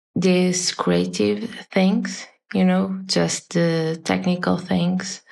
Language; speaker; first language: English; non-native, fluent; Portuguese